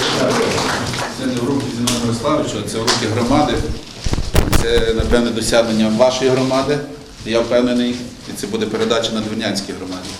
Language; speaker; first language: Ukrainian; native; Ukrainian